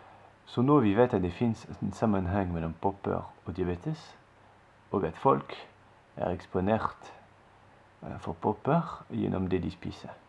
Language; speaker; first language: Norwegian; non-native, fluent; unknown